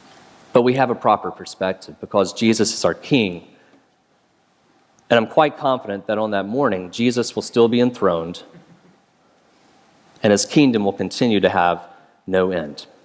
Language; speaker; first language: English; native; English